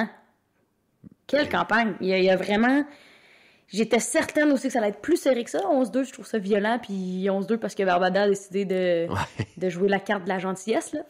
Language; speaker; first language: French; native; French